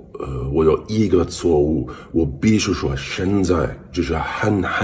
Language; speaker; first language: Chinese; non-native, learner; English